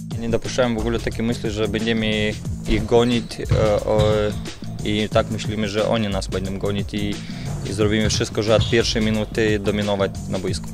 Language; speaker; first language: Polish; non-native, fluent; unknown